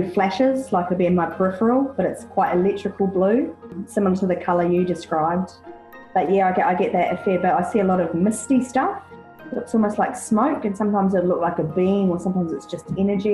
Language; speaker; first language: English; native; English